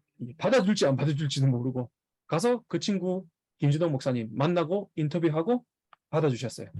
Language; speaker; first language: Korean; native; Korean